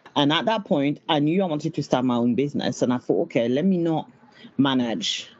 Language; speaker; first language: English; non-native, fluent; French